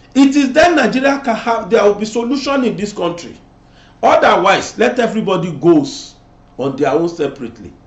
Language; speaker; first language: English; non-native, local second language; Yoruba